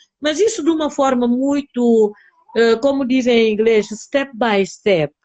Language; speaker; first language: Portuguese; non-native, local second language; Upper Guinea Crioulo